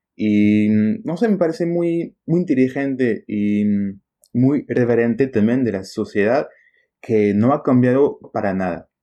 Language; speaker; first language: Spanish; non-native, fluent; French